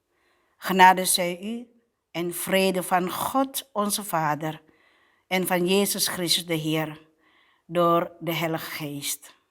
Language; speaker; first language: Dutch; non-native, fluent; Indonesian